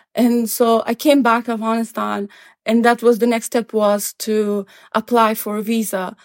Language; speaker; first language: English; non-native, fluent; Pashto